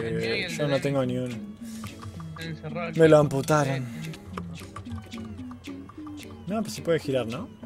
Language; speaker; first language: Spanish; native; Spanish